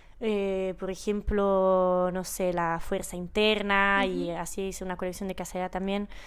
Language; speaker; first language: Spanish; non-native, fluent; Italian